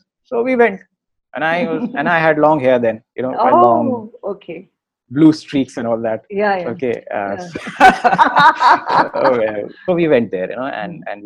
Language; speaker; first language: English; non-native, local second language; Hindi